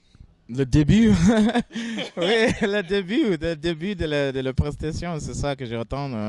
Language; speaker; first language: French; non-native, learner; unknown